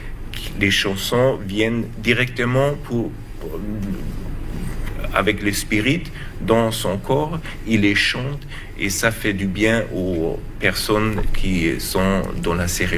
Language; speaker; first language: French; non-native, learner; German